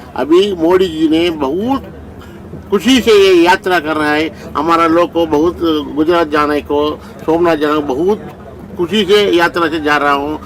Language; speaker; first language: Hindi; non-native, local second language; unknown